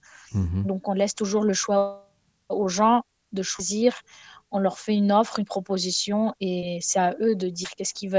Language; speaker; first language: French; non-native, fluent; Ukrainian